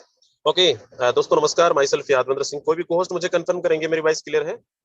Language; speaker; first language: Hindi; native; Hindi